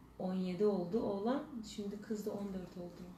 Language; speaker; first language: Turkish; early bilingual, heritage; Turkish